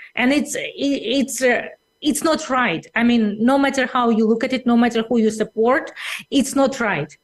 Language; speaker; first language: English; non-native, fluent; Russian